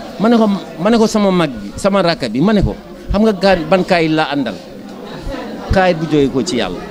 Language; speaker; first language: Wolof; non-native, local second language; Fula